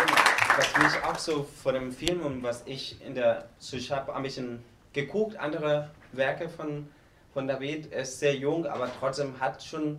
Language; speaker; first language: German; non-native, learner; Spanish